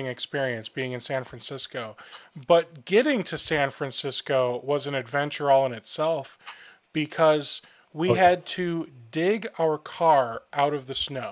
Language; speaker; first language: English; native; English